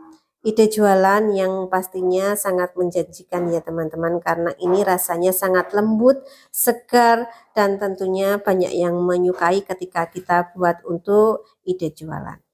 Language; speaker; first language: Indonesian; native; Indonesian